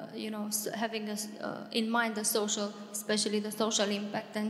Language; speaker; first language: English; non-native, fluent; Romanian